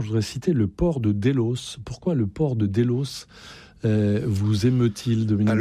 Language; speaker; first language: French; native; French